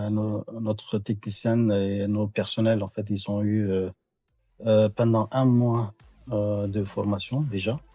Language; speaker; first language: French; non-native, fluent; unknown